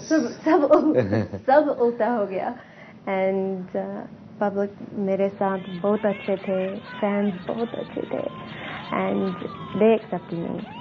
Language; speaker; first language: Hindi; non-native, learner; English